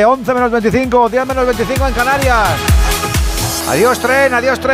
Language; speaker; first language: Spanish; native; Spanish